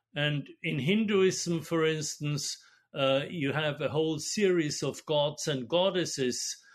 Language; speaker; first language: English; non-native, fluent; German